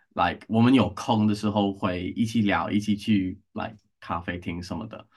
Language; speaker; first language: Chinese; non-native, learner; English